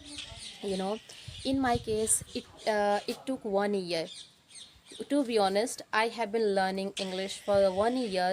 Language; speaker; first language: English; non-native, learner; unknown